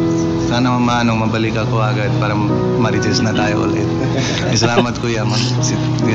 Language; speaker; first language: Filipino; non-native, learner; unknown